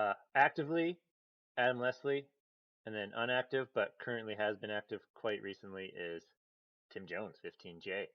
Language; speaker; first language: English; native; English